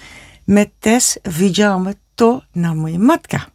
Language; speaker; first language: Polish; non-native, learner; Dutch